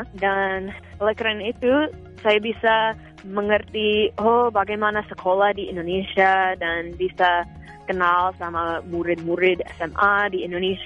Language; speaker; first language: Indonesian; non-native, fluent; English